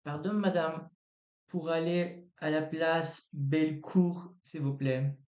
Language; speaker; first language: French; non-native, learner; Azerbaijani